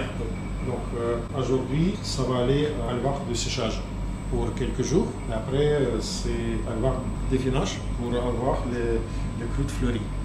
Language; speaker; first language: French; non-native, learner; Russian